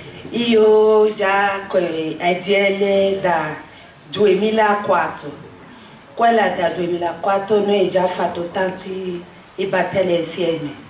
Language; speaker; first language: Italian; non-native, learner; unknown